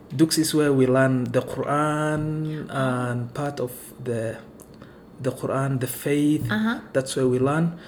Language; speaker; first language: English; non-native, local second language; Somali